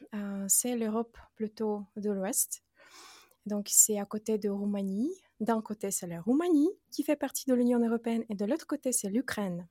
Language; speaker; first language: French; non-native, fluent; Russian